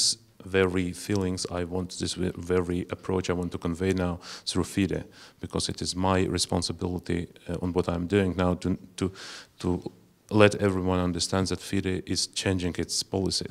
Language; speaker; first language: English; non-native, fluent; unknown